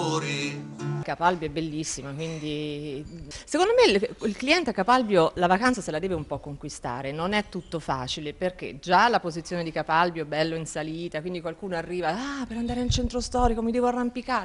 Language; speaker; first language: Italian; native; Italian